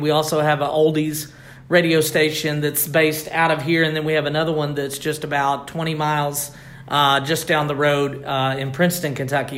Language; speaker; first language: English; native; English